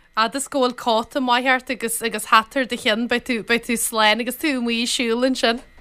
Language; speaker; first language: Irish; native; Irish